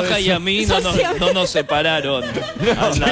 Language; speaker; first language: Spanish; native; Spanish